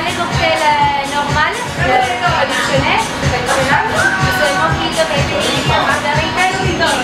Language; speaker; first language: French; non-native, learner; Spanish